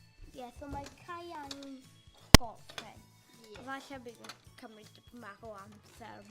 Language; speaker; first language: Welsh; non-native, local second language; English